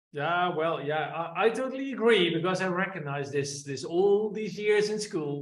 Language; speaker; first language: English; non-native, fluent; Dutch